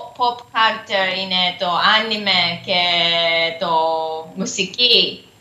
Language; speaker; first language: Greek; non-native, learner; Japanese